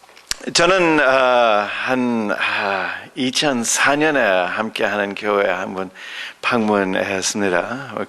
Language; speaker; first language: Korean; early bilingual, other home language; English